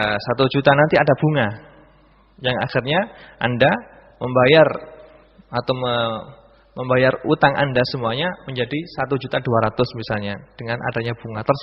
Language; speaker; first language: Indonesian; native; Indonesian